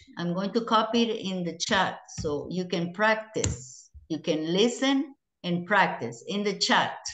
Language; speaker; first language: English; non-native, fluent; Spanish